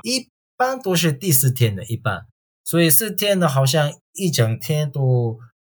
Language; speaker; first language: Chinese; non-native, fluent; Korean